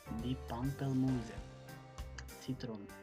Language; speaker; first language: German; non-native, fluent; Macedonian